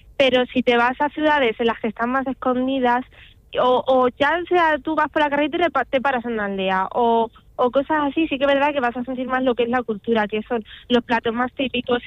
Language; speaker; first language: Spanish; early bilingual, other home language; Arabic